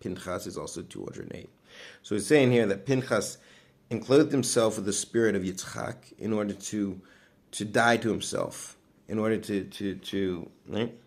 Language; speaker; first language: English; native; English